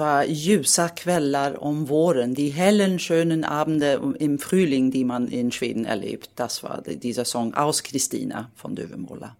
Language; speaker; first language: German; non-native, fluent; Swedish